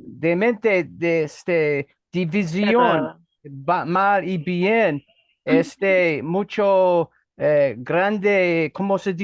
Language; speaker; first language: Spanish; non-native, learner; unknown